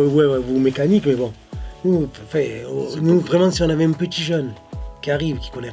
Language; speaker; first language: French; native; French